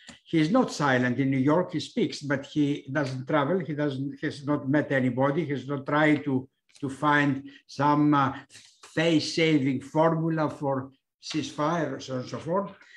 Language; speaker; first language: English; non-native, fluent; Greek